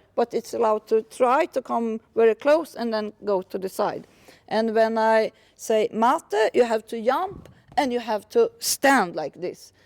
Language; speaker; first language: English; non-native, fluent; Swedish